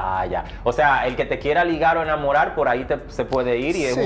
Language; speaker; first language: Spanish; native; Spanish